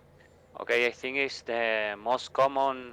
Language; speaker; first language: English; non-native, learner; Spanish